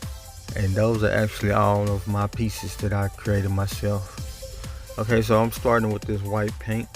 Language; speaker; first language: English; native; English